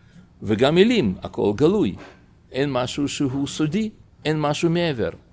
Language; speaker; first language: Hebrew; non-native, fluent; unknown